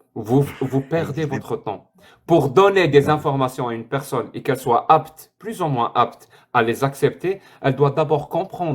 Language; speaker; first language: French; native; French